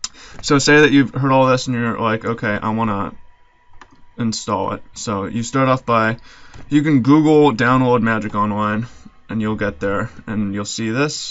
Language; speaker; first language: English; native; English